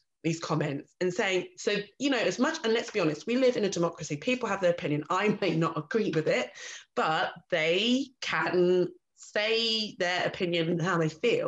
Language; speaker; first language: English; native; English